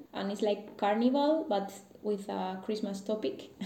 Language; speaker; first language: English; non-native, learner; Spanish